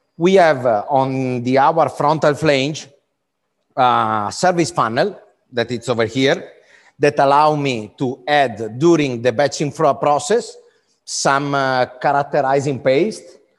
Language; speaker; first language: English; non-native, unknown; Italian